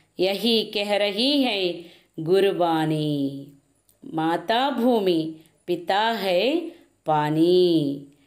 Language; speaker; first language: Hindi; non-native, local second language; Telugu